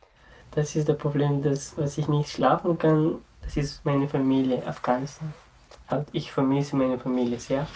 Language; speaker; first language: German; non-native, learner; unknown